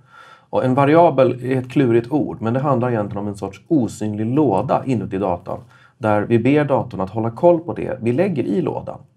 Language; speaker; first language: Swedish; native; Swedish